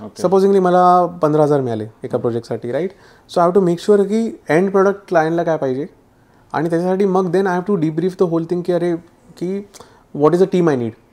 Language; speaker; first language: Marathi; native; Marathi